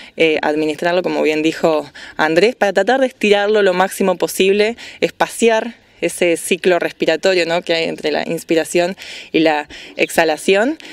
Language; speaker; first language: Spanish; native; Spanish